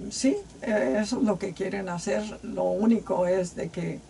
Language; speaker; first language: Spanish; native; Spanish